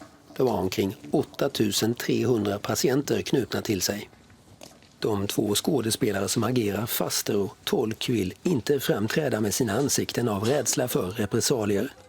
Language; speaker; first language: Swedish; native; Swedish